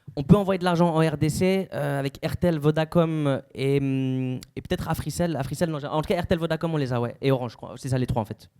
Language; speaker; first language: French; native; French